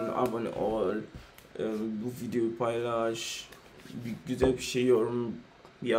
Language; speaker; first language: Turkish; non-native, fluent; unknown